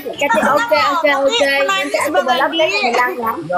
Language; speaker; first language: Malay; non-native, learner; Vietnamese